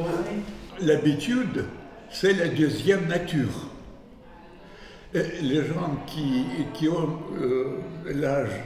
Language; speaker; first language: French; non-native, fluent; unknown